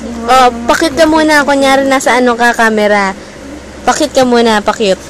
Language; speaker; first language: Filipino; native; Filipino